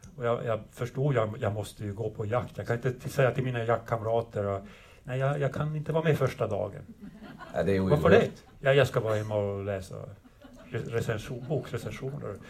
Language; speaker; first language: Swedish; native; Swedish